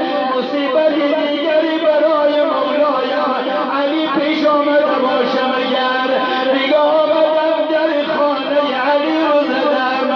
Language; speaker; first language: Persian; native; Persian